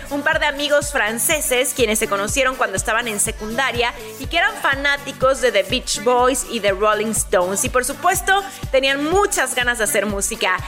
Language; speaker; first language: Spanish; native; Spanish